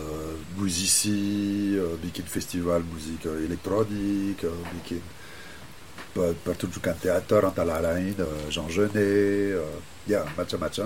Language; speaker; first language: Indonesian; non-native, fluent; French